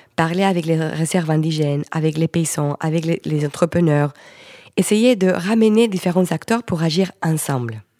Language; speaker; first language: French; non-native, fluent; Spanish